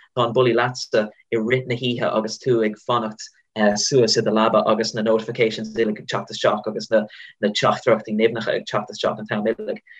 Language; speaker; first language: Irish; native; Irish